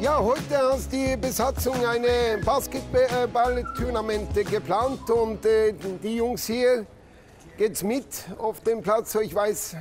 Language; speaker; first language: German; non-native, fluent; Norwegian